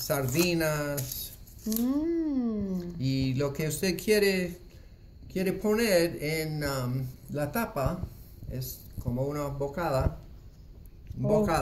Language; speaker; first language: Spanish; non-native, fluent; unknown